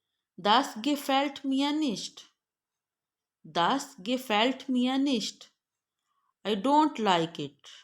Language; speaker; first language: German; non-native, fluent; Urdu